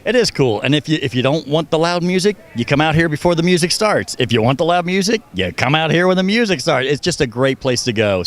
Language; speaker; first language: English; native; English